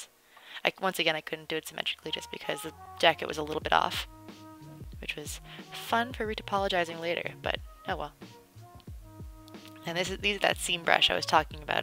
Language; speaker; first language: English; native; English